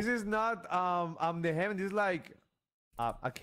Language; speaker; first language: English; non-native, learner; Spanish